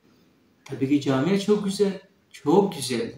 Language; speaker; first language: Turkish; non-native, learner; Urdu